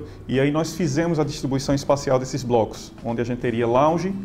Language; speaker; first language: Portuguese; native; Portuguese